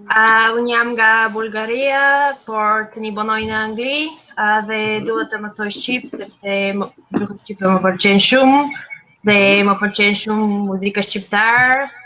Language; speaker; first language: Albanian; non-native, learner; Bulgarian